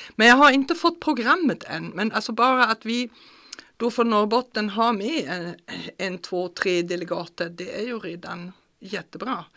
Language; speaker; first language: Swedish; non-native, fluent; German